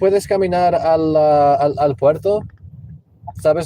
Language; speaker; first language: Spanish; non-native, local second language; English